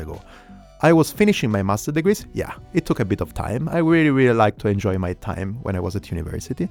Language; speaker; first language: English; non-native, fluent; Italian